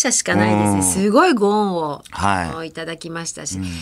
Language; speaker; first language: Japanese; native; Japanese